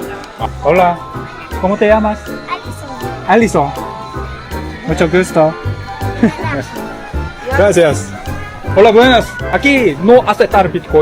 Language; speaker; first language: Spanish; non-native, learner; Korean